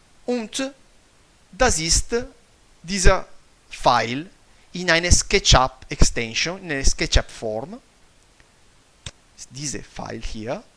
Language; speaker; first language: German; non-native, fluent; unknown